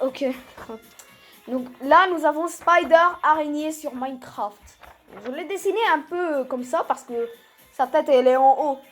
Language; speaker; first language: French; native; French